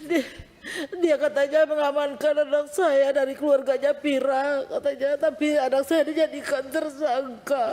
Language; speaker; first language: Indonesian; non-native, local second language; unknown